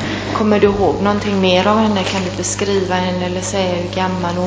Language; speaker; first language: Swedish; non-native, fluent; Italian